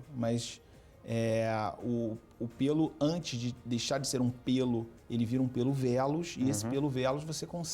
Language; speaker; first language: Portuguese; native; Portuguese